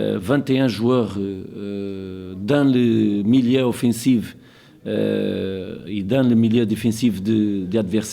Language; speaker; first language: French; non-native, fluent; Portuguese